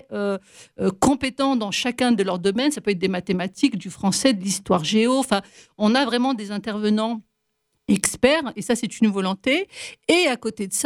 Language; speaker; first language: French; native; French